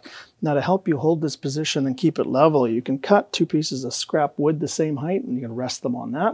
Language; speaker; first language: English; native; English